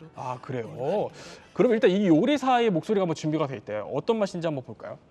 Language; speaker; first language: Korean; native; Korean